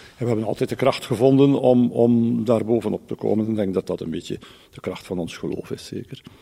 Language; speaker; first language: Dutch; native; Dutch